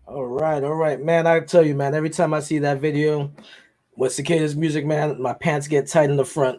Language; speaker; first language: English; native; English